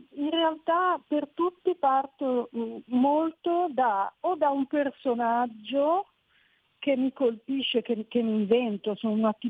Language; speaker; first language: Italian; native; Italian